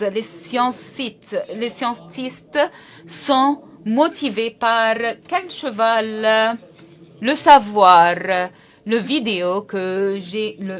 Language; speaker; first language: French; non-native, local second language; Arabic